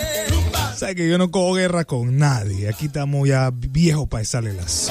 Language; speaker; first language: Spanish; native; Spanish